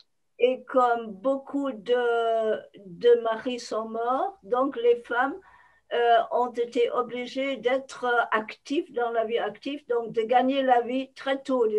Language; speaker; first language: French; non-native, fluent; German